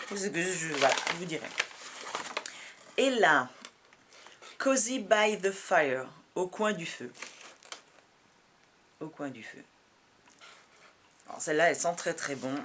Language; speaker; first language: French; native; French